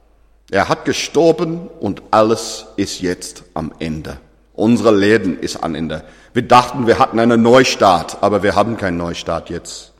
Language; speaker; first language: German; non-native, fluent; English